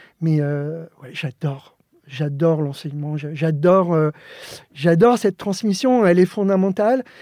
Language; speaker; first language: French; early bilingual, other home language; Spanish